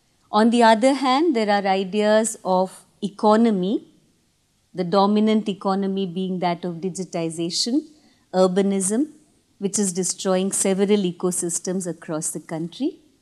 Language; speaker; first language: English; non-native, local second language; Tamil